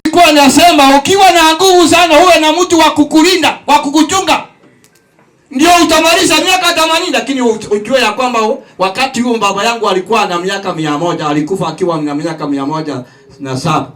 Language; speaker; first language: Swahili; non-native, local second language; Gusii